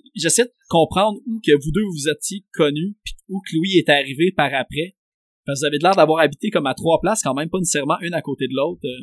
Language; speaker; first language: French; native; French